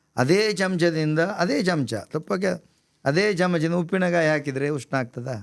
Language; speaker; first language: Kannada; non-native, local second language; Tulu